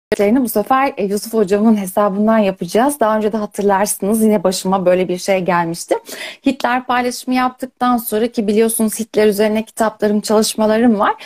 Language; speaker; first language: Turkish; native; Turkish